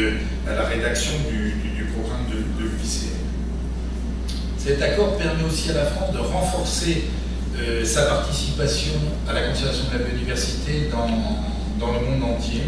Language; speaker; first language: French; native; French